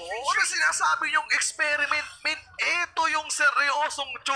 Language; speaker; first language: Filipino; native; Filipino